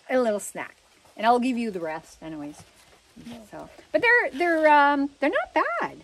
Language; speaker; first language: English; early bilingual, other home language; French